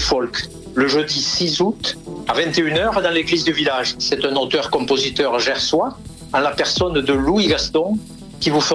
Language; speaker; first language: French; native; French